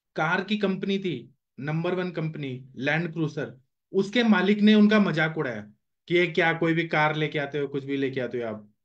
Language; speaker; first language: Hindi; non-native, local second language; Marathi